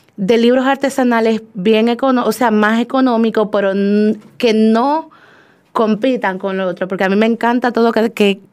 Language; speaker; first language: Spanish; native; Spanish